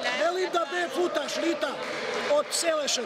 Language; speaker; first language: Hungarian; non-native, learner; Russian